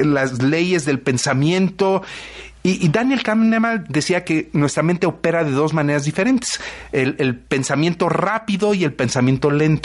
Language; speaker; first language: Spanish; native; Spanish